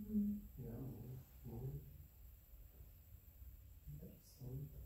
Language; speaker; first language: Dutch; non-native, learner; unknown